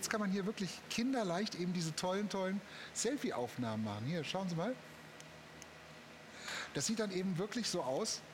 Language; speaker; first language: German; native; German